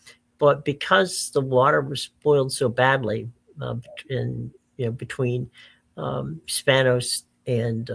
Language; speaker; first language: English; native; English